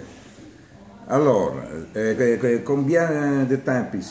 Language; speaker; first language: French; non-native, learner; Italian